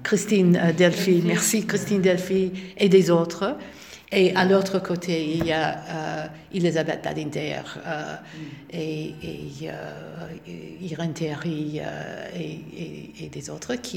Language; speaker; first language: French; non-native, fluent; English